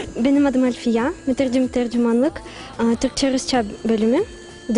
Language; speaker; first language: Turkish; non-native, fluent; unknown